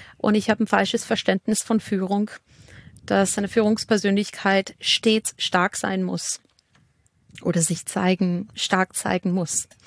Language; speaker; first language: German; non-native, fluent; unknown